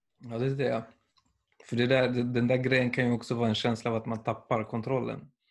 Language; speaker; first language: Swedish; early bilingual, other home language; Persian